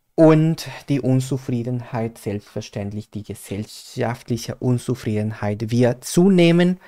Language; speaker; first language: German; non-native, fluent; Spanish